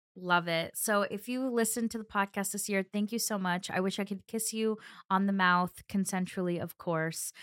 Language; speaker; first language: English; early bilingual, other home language; Telugu